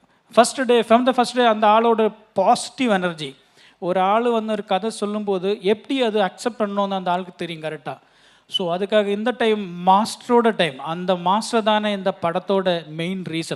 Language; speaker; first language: Tamil; non-native, learner; Malayalam